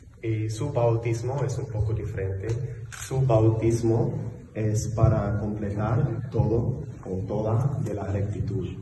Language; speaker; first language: Spanish; non-native, learner; English